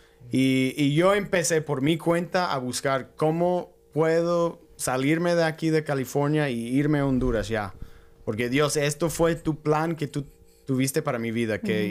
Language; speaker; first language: Spanish; non-native, fluent; English